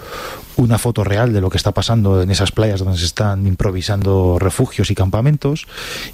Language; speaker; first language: Spanish; native; Spanish